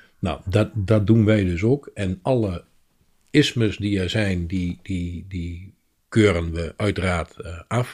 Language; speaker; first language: Dutch; native; Dutch